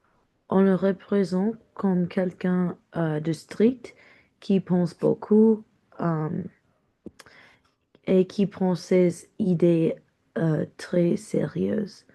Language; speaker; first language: French; non-native, learner; English